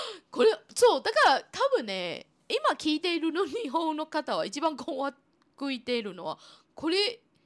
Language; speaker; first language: Japanese; non-native, fluent; Chinese